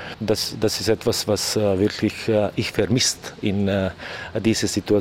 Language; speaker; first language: German; non-native, learner; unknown